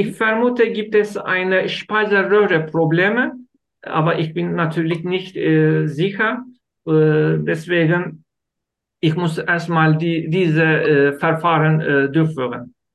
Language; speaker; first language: German; non-native, learner; Turkish